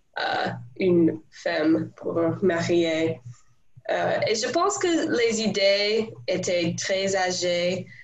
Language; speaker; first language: French; non-native, learner; English